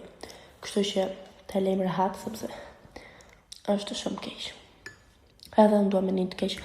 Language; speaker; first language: Albanian; early bilingual, heritage; Albanian